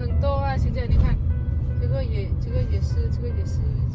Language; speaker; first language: Chinese; non-native, learner; Lao